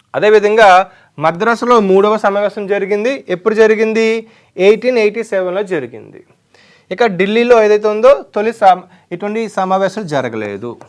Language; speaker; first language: Telugu; native; Telugu